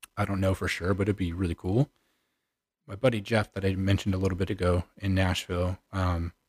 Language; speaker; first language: English; native; English